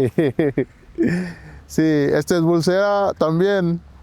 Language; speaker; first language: Spanish; non-native, learner; Wolof